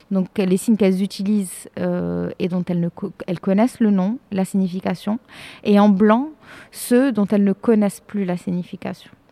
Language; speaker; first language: French; non-native, local second language; Arabic